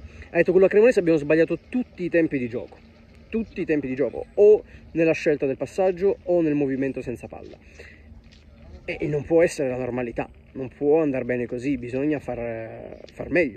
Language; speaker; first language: Italian; native; Italian